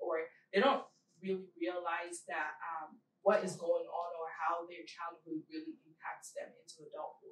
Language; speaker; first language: English; early bilingual, other home language; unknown